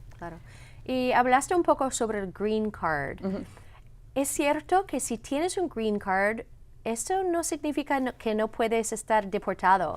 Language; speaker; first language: Spanish; non-native, fluent; English